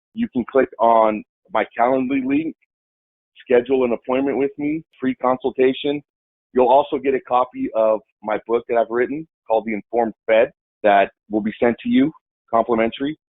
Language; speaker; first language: English; native; English